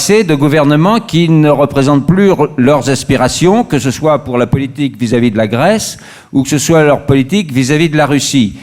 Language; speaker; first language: French; native; French